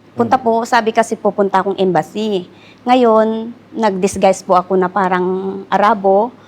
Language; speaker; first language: Filipino; non-native, local second language; Iloko